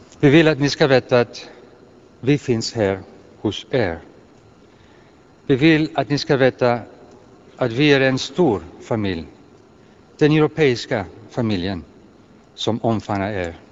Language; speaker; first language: Swedish; non-native, fluent; Greek